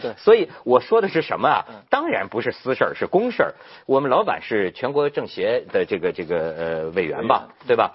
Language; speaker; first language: Chinese; native; Chinese